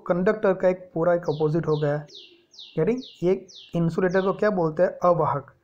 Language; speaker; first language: Hindi; non-native, local second language; Gujarati